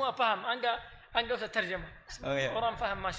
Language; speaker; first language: Indonesian; non-native, learner; Arabic